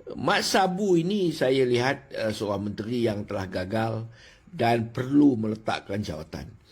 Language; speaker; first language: Malay; native; Malay